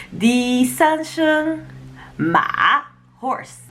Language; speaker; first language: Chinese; non-native, learner; Dutch